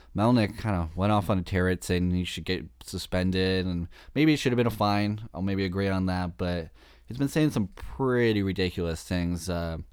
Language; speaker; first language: English; native; English